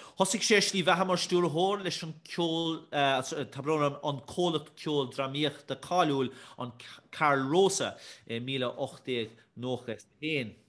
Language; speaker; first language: Irish; native; Irish